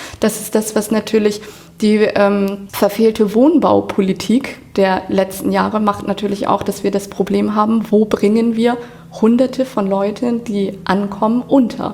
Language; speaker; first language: German; native; German